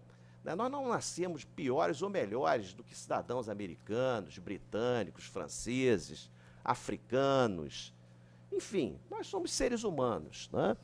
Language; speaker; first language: Portuguese; native; Portuguese